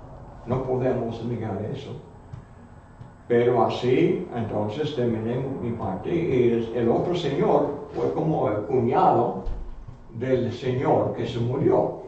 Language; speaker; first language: Spanish; non-native, fluent; English